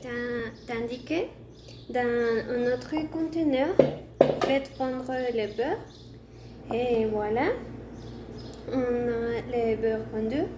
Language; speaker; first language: French; non-native, learner; Spanish